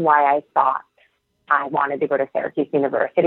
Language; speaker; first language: English; native; English